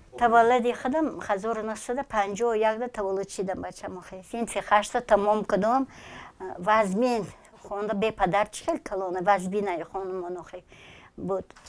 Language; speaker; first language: Tajik; non-native, local second language; Russian